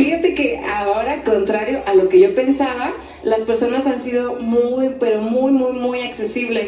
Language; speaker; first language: Spanish; native; Spanish